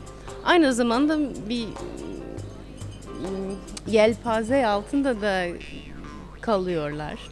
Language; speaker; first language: Turkish; non-native, fluent; English